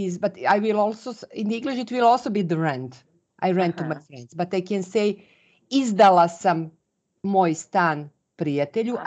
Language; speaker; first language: English; non-native, fluent; Serbian